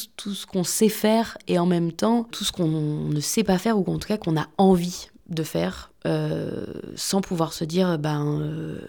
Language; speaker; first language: French; native; French